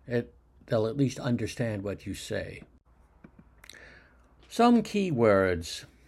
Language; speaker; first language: English; native; English